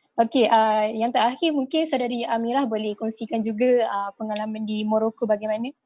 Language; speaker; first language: Malay; native; Malay